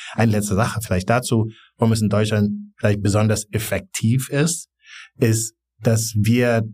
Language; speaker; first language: German; non-native, fluent; Wolof